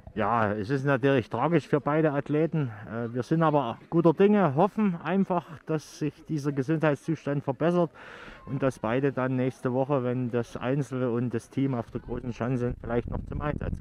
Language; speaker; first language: German; native; German